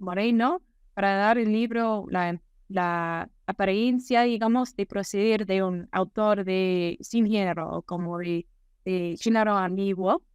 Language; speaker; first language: Spanish; non-native, fluent; English